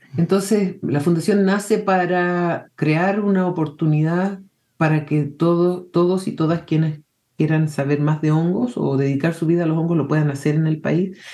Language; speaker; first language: Spanish; early bilingual, heritage; Spanish